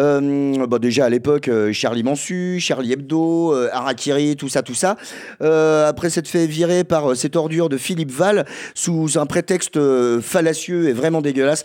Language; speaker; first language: French; native; French